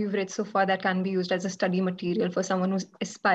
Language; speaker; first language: English; non-native, local second language; Hindi